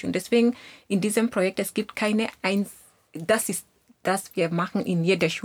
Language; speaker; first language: German; non-native, fluent; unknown